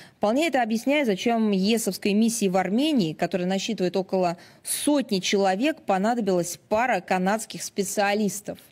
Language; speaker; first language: Russian; native; Russian